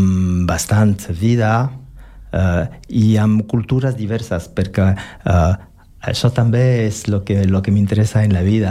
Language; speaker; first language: Catalan; non-native, learner; French